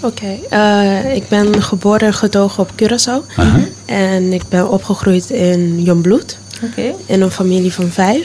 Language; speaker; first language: Dutch; non-native, local second language; Papiamento